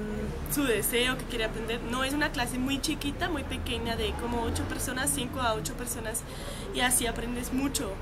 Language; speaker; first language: Spanish; non-native, fluent; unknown